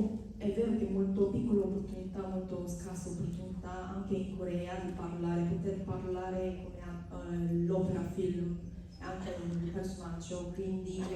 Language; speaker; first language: Italian; non-native, fluent; Korean